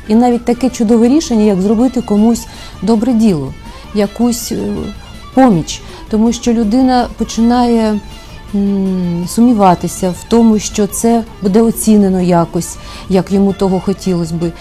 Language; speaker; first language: Ukrainian; non-native, local second language; Russian